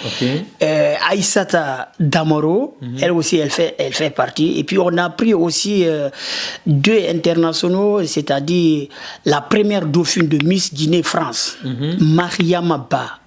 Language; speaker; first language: French; non-native, local second language; Susu